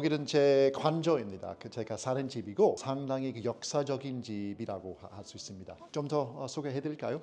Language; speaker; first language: Korean; non-native, fluent; English